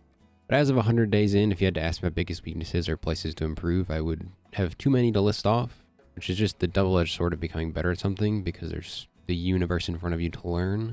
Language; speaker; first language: English; native; English